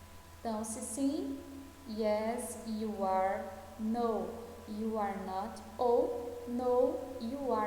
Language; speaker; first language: English; non-native, fluent; Portuguese